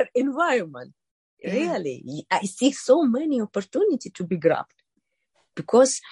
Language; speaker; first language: English; non-native, learner; Ukrainian